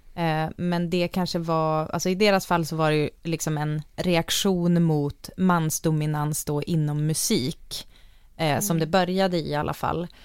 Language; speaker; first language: Swedish; native; Swedish